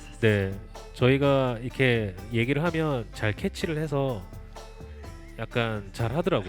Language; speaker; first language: Korean; native; Korean